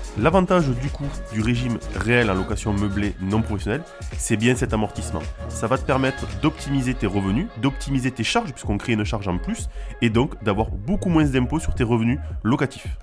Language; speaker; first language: French; native; French